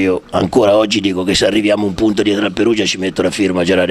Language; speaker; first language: Italian; native; Italian